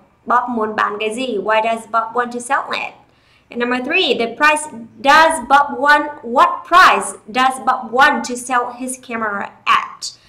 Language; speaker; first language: English; non-native, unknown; Vietnamese